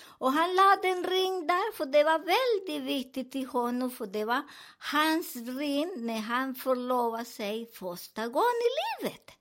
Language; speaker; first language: Swedish; non-native, learner; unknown